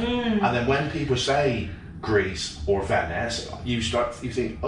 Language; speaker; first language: English; native; English